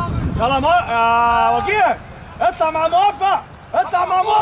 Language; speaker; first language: Arabic; native; Arabic